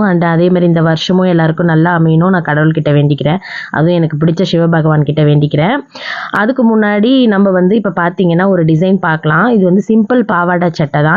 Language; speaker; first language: Tamil; native; Tamil